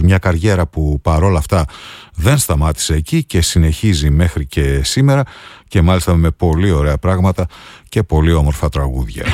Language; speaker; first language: Greek; native; Greek